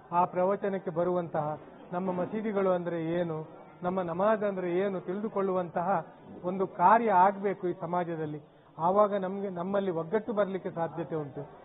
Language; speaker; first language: Kannada; non-native, local second language; Urdu